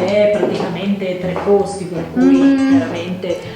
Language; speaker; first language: Italian; native; Italian